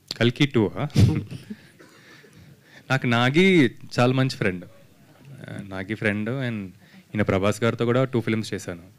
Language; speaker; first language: Telugu; native; Telugu